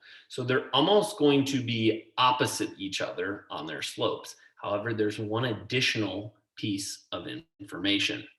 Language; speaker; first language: English; native; English